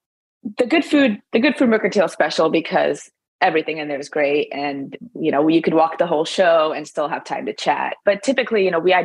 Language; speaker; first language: English; native; English